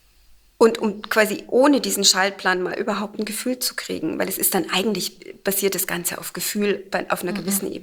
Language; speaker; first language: German; native; German